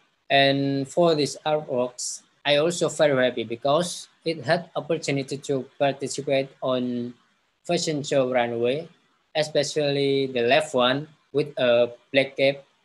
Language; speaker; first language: English; non-native, learner; Javanese